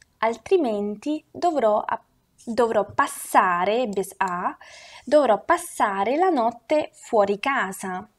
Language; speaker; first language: Italian; non-native, fluent; Russian